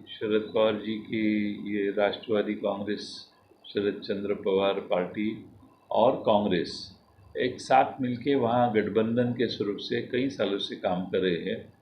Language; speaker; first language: Hindi; non-native, local second language; Marathi